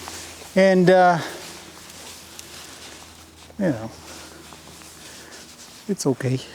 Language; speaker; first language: English; native; English